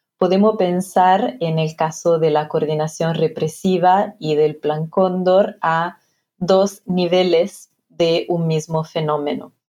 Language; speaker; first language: Spanish; non-native, fluent; Italian